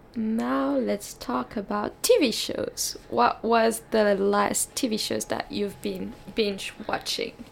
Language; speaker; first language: English; non-native, fluent; French